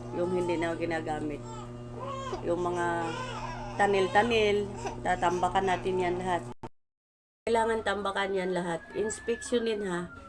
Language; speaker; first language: Filipino; non-native, local second language; Cebuano